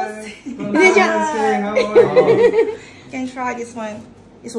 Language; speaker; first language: English; non-native, learner; Korean